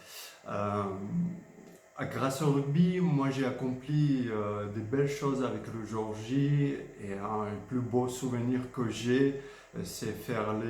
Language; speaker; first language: French; non-native, fluent; Georgian